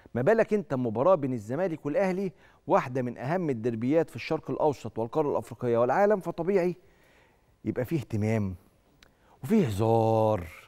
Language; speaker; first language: Arabic; native; Arabic